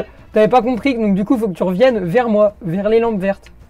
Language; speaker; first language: French; native; French